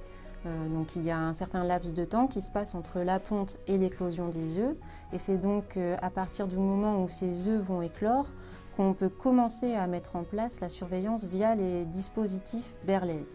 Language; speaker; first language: French; native; French